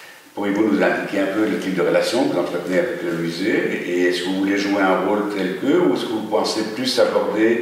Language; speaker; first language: French; native; French